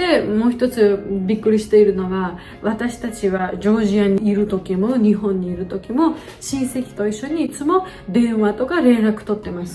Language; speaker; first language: Japanese; non-native, fluent; Georgian